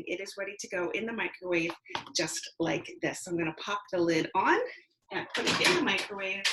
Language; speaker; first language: English; native; English